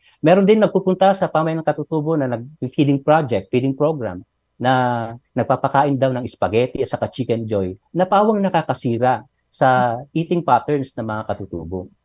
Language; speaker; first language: Filipino; non-native, local second language; Iloko